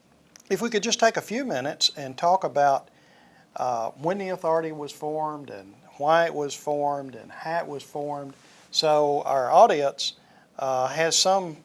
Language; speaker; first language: English; native; English